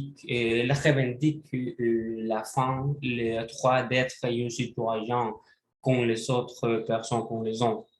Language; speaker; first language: French; non-native, learner; Spanish